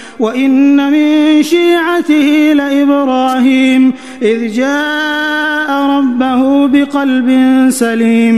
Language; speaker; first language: Arabic; native; Arabic